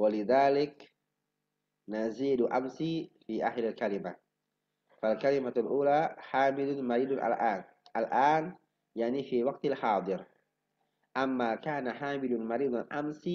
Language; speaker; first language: Arabic; non-native, fluent; Indonesian